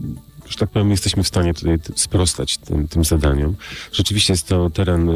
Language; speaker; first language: Polish; native; Polish